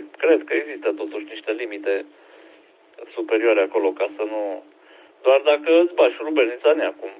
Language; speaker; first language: Romanian; native; Romanian